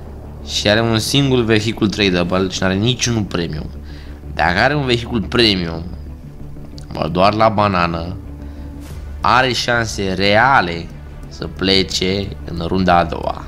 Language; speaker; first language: Romanian; native; Romanian